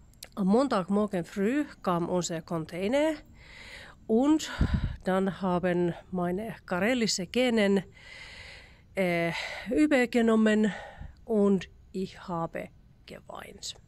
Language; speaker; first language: German; non-native, learner; Finnish